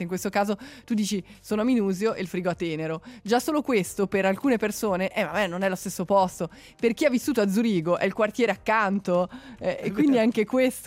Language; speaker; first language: Italian; native; Italian